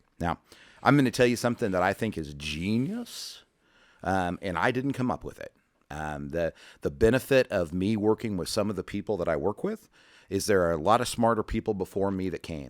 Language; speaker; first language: English; native; English